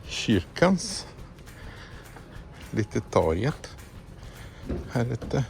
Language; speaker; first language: Swedish; non-native, fluent; Portuguese